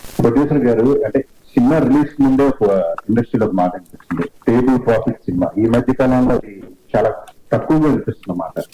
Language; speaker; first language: Telugu; native; Telugu